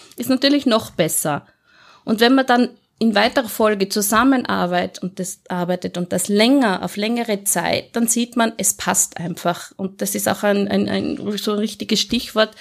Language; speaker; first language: German; native; German